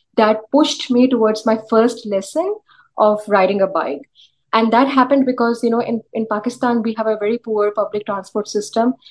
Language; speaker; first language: English; early bilingual, other home language; Urdu